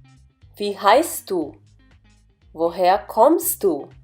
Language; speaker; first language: German; non-native, fluent; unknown